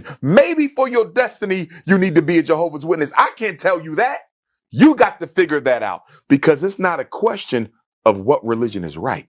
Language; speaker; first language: English; native; English